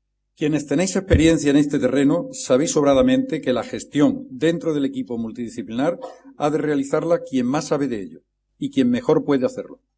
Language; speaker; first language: Spanish; native; Spanish